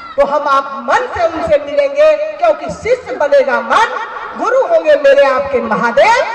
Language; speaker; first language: Hindi; native; Hindi